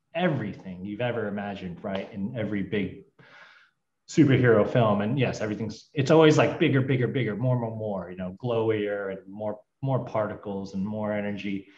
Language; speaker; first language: English; native; English